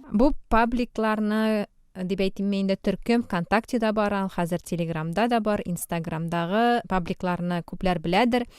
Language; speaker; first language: Tatar; native; Tatar